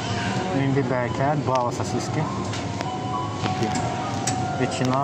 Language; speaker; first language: Russian; non-native, learner; Azerbaijani